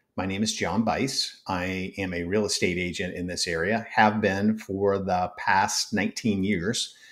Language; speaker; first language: English; native; English